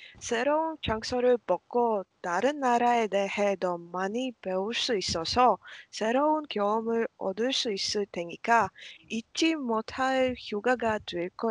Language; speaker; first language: Korean; non-native, learner; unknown